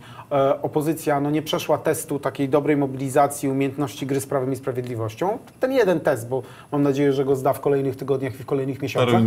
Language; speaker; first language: Polish; native; Polish